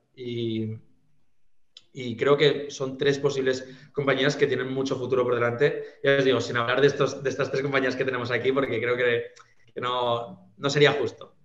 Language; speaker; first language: Spanish; native; Spanish